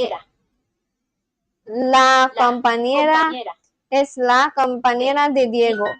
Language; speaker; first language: Spanish; non-native, learner; English